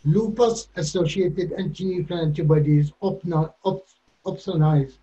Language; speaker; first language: English; non-native, fluent; Arabic